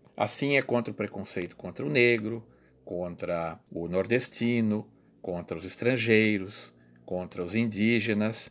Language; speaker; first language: Portuguese; native; Portuguese